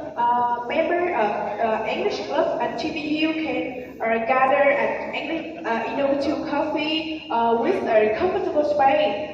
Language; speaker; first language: English; non-native, learner; Vietnamese